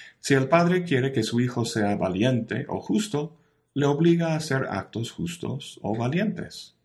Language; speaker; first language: Spanish; non-native, fluent; English